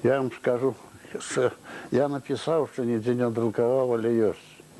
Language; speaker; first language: Russian; non-native, local second language; Belarusian